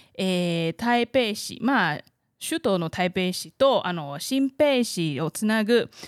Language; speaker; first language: Japanese; non-native, fluent; Chinese